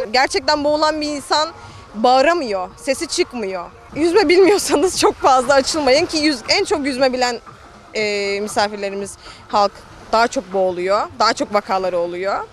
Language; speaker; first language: Turkish; native; Turkish